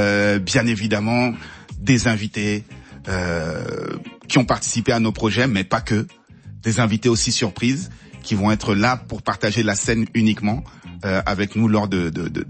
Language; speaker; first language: French; native; French